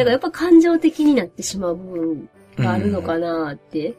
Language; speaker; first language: Japanese; native; Japanese